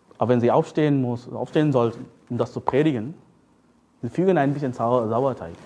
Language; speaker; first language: German; non-native, fluent; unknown